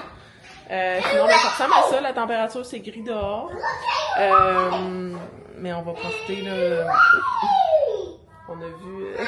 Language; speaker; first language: French; native; French